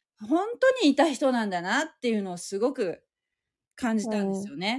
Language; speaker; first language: Japanese; native; Japanese